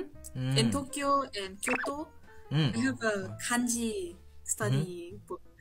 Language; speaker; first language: English; non-native, fluent; German